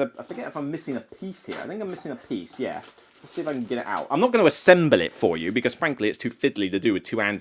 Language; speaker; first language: English; native; English